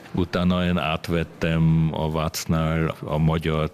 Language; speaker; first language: Hungarian; early bilingual, other home language; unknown